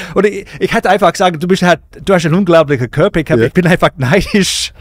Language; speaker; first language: German; non-native, fluent; English